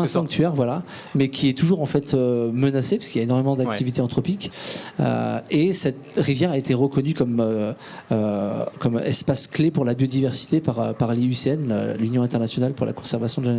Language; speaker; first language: French; native; French